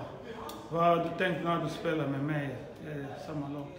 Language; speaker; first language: Swedish; non-native, learner; Lingala